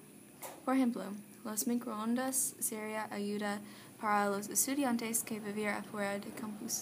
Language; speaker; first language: Spanish; non-native, learner; English